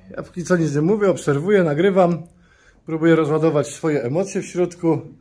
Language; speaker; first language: Polish; native; Polish